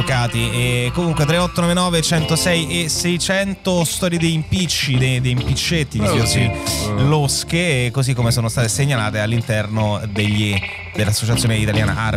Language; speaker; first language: Italian; native; Italian